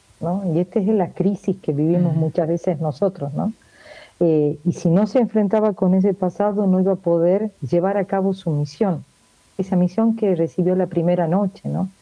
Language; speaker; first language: Spanish; native; Spanish